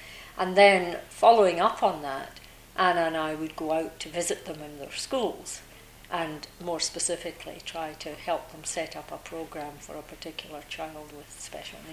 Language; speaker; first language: English; native; English